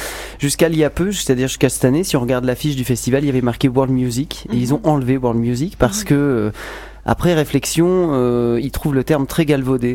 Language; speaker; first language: French; native; French